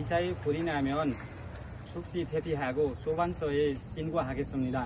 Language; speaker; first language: Korean; non-native, learner; Nepali